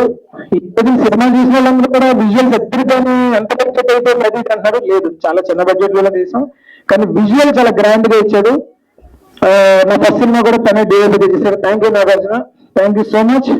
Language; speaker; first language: Telugu; native; Telugu